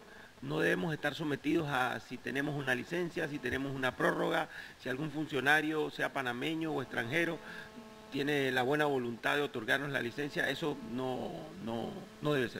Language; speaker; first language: Spanish; native; Spanish